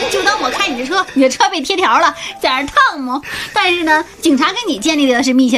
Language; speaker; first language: Chinese; native; Chinese